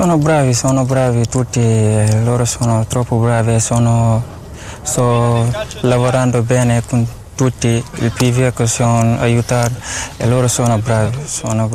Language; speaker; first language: Italian; non-native, learner; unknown